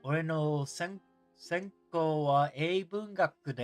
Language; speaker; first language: Japanese; non-native, learner; English